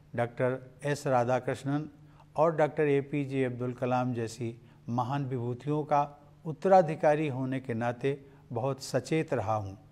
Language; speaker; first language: Hindi; native; Hindi